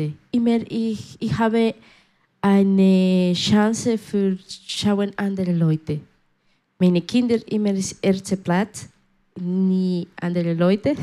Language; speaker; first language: German; non-native, learner; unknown